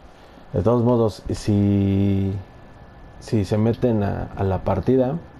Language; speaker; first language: Spanish; native; Spanish